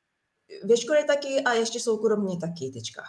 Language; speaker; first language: Czech; non-native, learner; Japanese